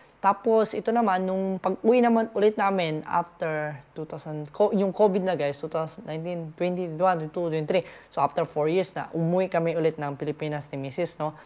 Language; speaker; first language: Filipino; native; Filipino